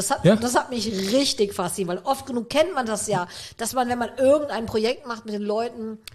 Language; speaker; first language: German; native; German